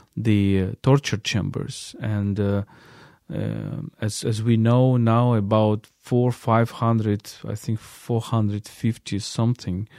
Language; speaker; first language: English; non-native, fluent; Ukrainian